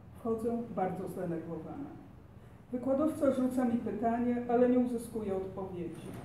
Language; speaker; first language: Polish; native; Polish